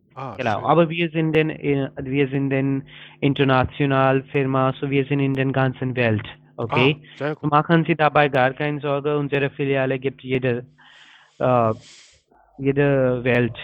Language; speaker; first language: German; non-native, fluent; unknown